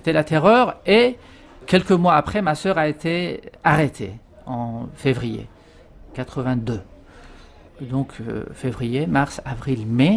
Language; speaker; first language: French; non-native, fluent; Persian